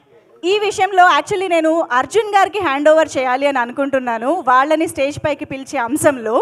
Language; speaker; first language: Telugu; native; Telugu